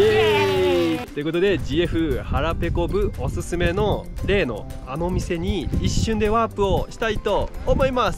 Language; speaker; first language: Japanese; native; Japanese